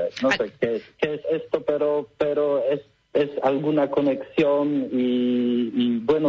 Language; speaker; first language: Spanish; non-native, learner; Polish